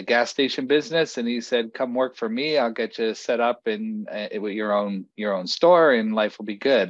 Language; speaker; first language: English; native; English